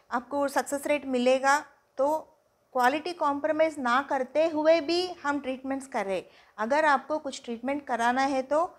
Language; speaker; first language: Hindi; non-native, local second language; Telugu